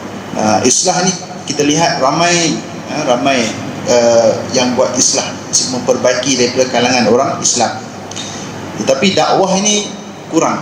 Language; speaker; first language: Malay; native; Malay